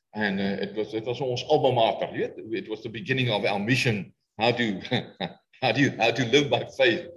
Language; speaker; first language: English; non-native, local second language; Afrikaans